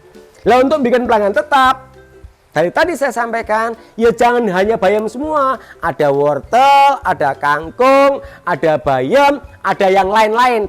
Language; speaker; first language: Indonesian; non-native, local second language; Javanese